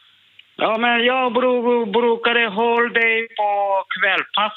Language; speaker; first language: Swedish; non-native, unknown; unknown